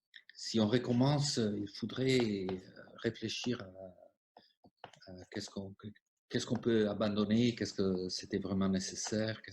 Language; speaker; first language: French; non-native, fluent; Italian